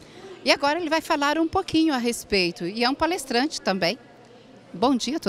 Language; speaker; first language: Portuguese; native; Portuguese